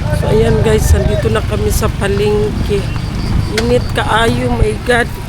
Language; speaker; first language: Filipino; non-native, local second language; Cebuano